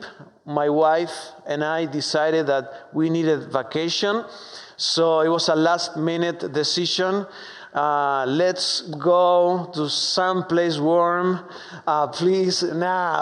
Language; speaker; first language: English; non-native, fluent; Spanish